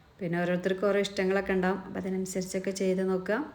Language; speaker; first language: Malayalam; native; Malayalam